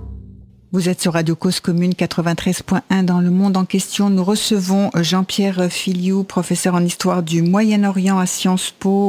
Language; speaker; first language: French; native; French